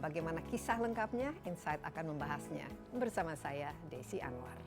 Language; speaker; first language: Indonesian; native; Indonesian